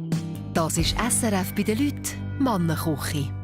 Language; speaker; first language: German; native; German